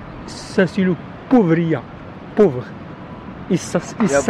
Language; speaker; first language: French; non-native, learner; Arabic